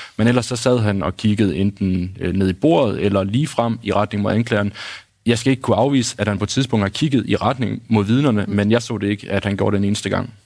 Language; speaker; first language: Danish; native; Danish